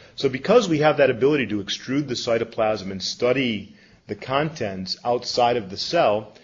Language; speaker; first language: English; native; English